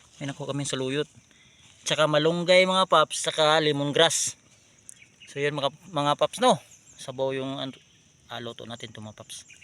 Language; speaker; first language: Filipino; non-native, local second language; Cebuano